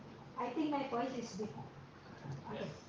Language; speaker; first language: English; non-native, learner; Indonesian